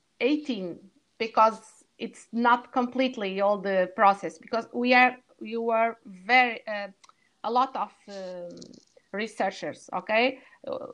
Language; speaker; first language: English; non-native, learner; Portuguese